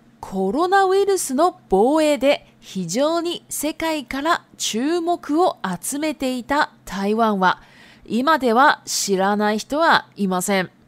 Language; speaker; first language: Japanese; non-native, fluent; Chinese